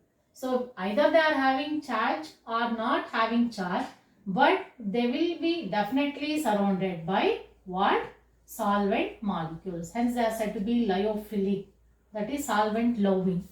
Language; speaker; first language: English; non-native, local second language; Kannada